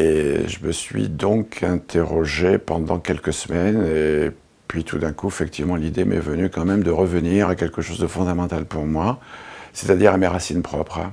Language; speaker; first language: French; native; French